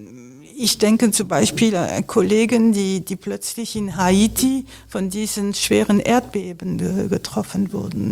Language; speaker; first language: German; non-native, fluent; French